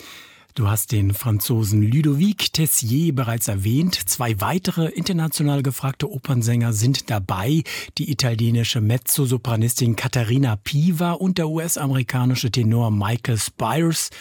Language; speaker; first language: German; native; German